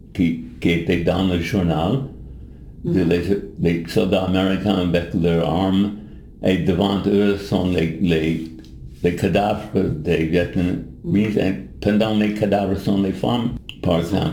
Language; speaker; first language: French; non-native, learner; English